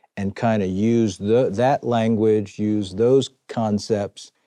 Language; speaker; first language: English; native; English